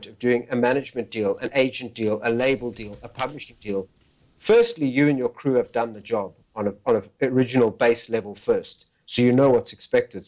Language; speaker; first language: English; native; English